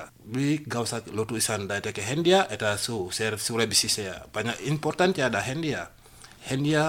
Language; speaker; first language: Basque; non-native, learner; Wolof